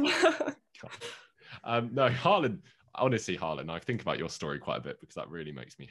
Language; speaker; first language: English; native; English